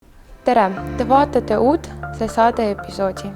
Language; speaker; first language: Estonian; non-native, local second language; Russian